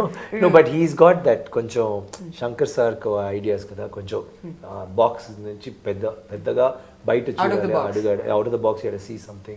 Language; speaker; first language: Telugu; non-native, learner; Tamil